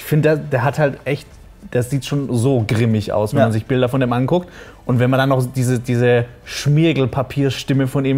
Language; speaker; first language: German; native; German